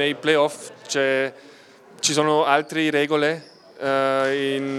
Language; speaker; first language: Italian; non-native, fluent; German